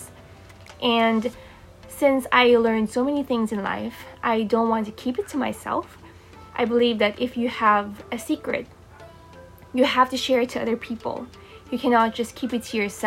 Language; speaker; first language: English; non-native, local second language; Filipino